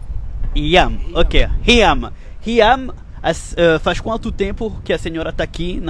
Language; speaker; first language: Portuguese; non-native, fluent; French